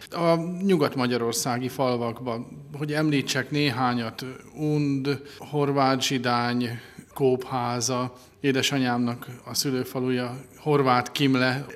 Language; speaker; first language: Hungarian; native; Hungarian